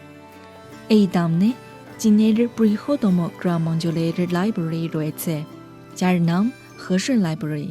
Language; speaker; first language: Bangla; non-native, fluent; Chinese